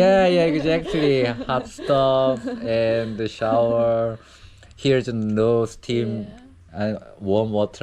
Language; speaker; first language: English; non-native, learner; Korean